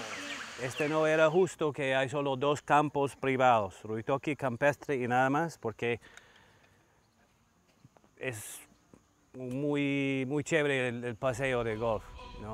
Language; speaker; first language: Spanish; non-native, learner; English